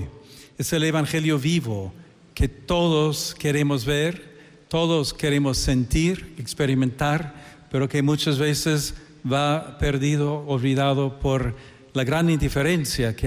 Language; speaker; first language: Spanish; non-native, fluent; English